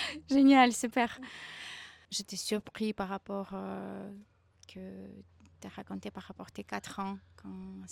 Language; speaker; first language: French; non-native, fluent; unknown